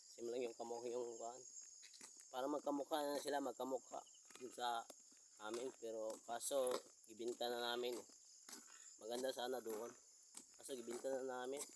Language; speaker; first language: Filipino; non-native, local second language; Cebuano